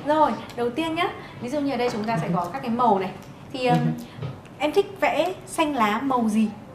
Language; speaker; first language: Vietnamese; native; Vietnamese